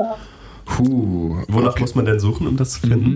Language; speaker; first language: German; native; German